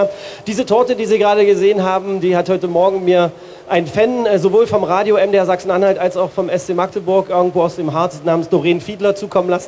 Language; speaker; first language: German; native; German